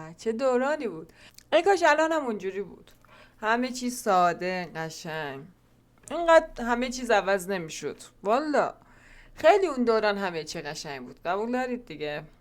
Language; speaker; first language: Persian; non-native, local second language; Azerbaijani